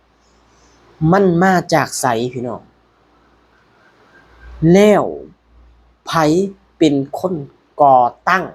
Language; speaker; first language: Thai; non-native, local second language; Lao